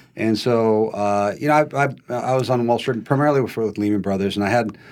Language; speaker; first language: English; native; English